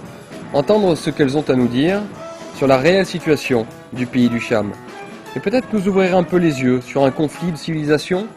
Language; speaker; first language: French; native; French